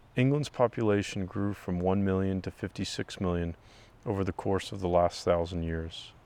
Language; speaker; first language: English; native; English